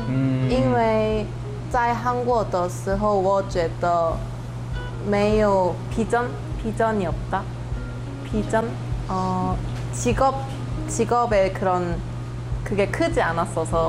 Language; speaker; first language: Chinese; non-native, learner; Korean